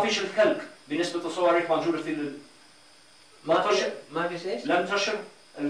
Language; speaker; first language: Arabic; non-native, learner; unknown